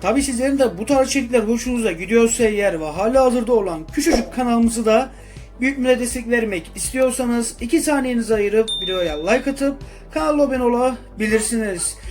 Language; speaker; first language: Turkish; native; Turkish